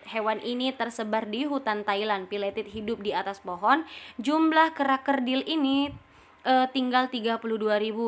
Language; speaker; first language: Indonesian; native; Indonesian